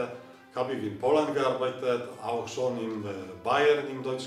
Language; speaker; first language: German; non-native, learner; Polish